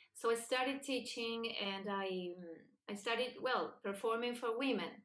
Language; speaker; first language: English; non-native, fluent; Spanish